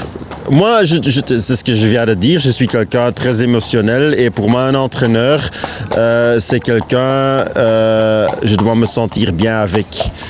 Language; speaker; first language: French; non-native, local second language; Dutch